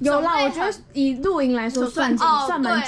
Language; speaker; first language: Chinese; native; Chinese